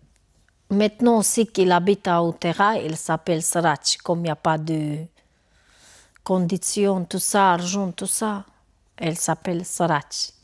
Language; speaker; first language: French; non-native, learner; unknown